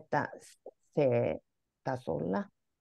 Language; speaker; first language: Finnish; non-native, learner; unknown